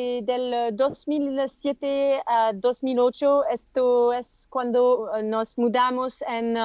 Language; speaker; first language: Spanish; non-native, learner; French